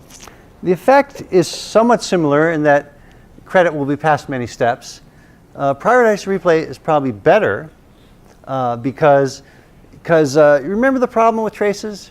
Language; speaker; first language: English; native; English